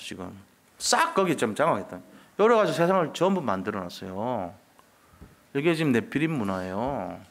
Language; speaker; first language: Korean; native; Korean